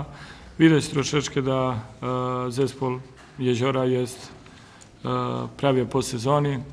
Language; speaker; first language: Polish; non-native, learner; Serbian